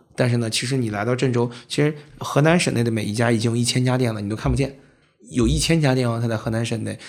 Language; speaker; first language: Chinese; native; Chinese